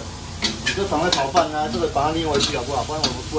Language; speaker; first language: Chinese; native; Chinese